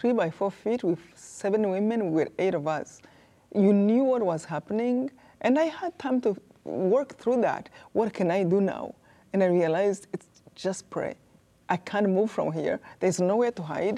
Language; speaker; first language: English; non-native, local second language; Kinyarwanda